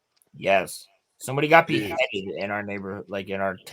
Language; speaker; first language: English; native; English